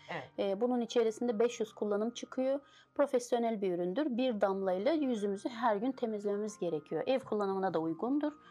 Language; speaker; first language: Turkish; non-native, fluent; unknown